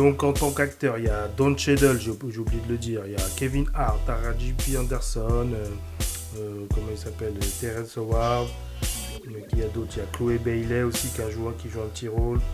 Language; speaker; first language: French; native; French